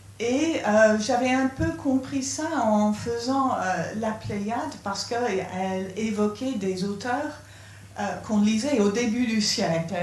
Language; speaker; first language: French; non-native, fluent; English